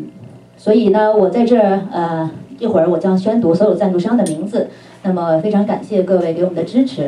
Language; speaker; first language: Chinese; native; Chinese